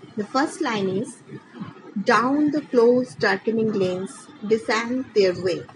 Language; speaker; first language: English; non-native, local second language; Bangla